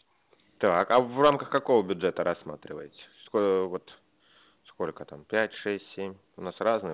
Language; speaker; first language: Russian; native; Russian